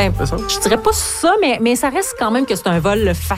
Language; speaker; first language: French; native; French